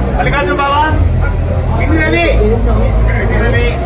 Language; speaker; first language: Telugu; native; Telugu